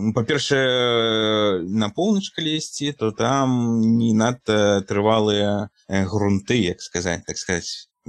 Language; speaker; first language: Belarusian; native; Belarusian